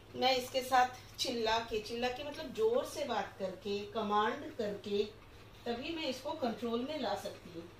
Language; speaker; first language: Hindi; non-native, local second language; Bangla